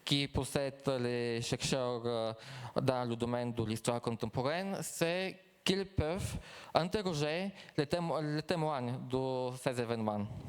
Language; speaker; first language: French; non-native, fluent; Bulgarian